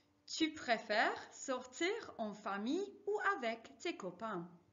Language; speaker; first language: French; non-native, fluent; English